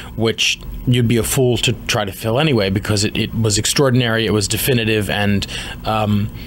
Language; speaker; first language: English; native; English